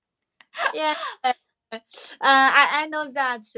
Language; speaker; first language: English; non-native, learner; Chinese